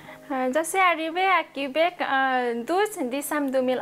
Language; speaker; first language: French; non-native, learner; Nepali